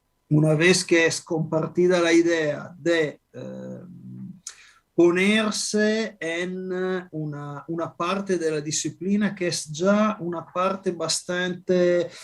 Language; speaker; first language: Spanish; non-native, fluent; Italian